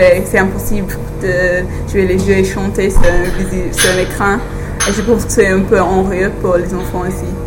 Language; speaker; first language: French; non-native, fluent; English